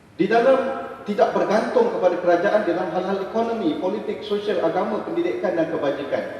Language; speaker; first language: Malay; native; Malay